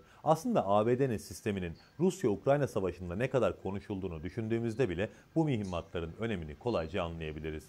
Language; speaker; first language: Turkish; native; Turkish